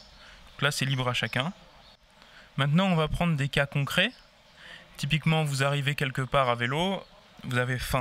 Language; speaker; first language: French; native; French